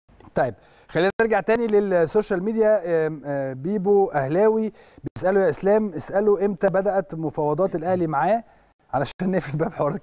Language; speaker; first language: Arabic; native; Arabic